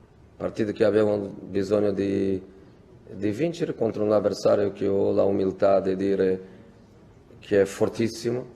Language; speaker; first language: Italian; non-native, fluent; Portuguese